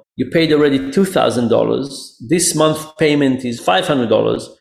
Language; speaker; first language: English; non-native, fluent; Hebrew